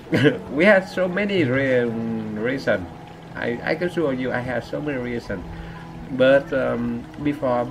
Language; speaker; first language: English; non-native, learner; Vietnamese